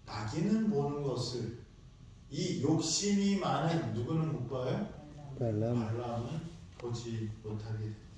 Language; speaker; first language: Korean; native; Korean